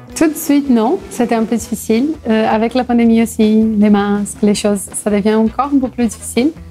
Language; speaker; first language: French; non-native, fluent; Portuguese